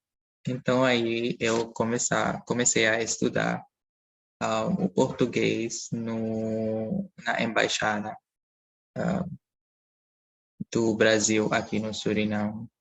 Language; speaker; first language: Portuguese; non-native, fluent; Dutch